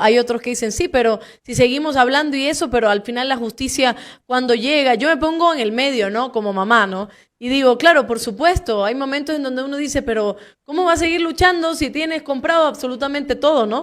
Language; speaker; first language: Spanish; native; Spanish